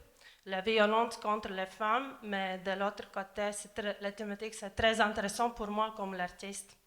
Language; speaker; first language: French; non-native, learner; Latvian